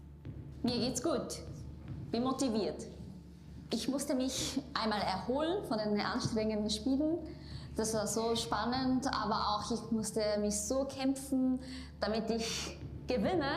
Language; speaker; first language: German; non-native, fluent; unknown